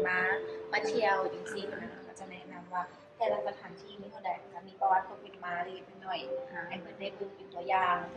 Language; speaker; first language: English; non-native, learner; Lao